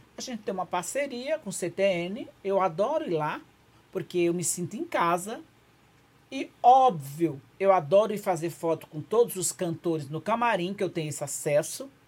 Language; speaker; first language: Portuguese; native; Portuguese